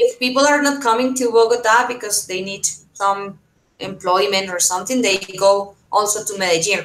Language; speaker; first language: English; non-native, fluent; Spanish